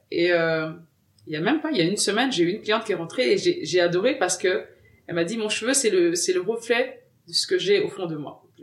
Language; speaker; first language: French; early bilingual, other home language; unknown